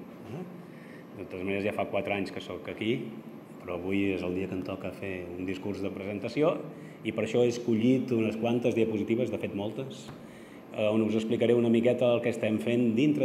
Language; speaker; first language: Catalan; native; Catalan